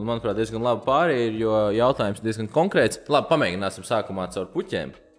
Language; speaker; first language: Latvian; native; Latvian